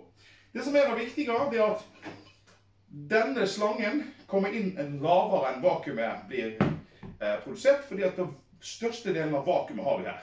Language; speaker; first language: Norwegian; native; Norwegian